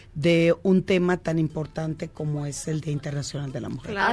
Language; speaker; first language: Spanish; native; Spanish